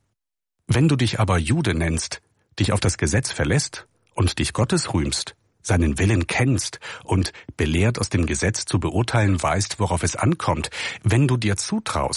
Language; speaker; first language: German; native; German